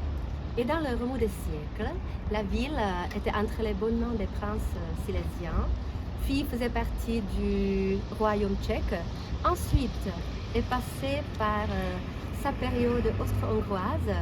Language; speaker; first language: French; non-native, learner; Czech